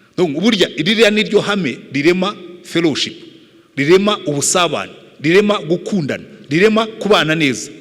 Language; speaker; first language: Kinyarwanda; native; Kinyarwanda